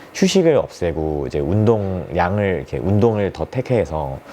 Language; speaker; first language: Korean; native; Korean